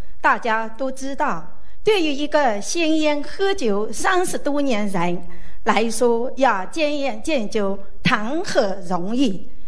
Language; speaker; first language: Chinese; native; Chinese